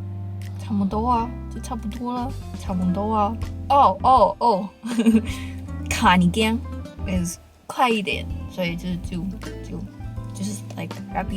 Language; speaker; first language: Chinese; early bilingual, heritage; Chinese